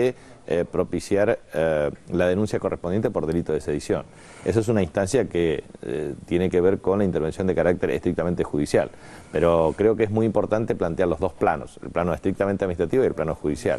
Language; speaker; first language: Spanish; native; Spanish